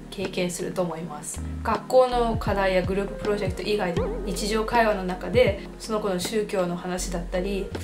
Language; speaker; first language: Japanese; early bilingual, heritage; Japanese